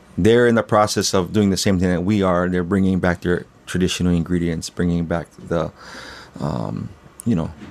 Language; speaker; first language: English; native; English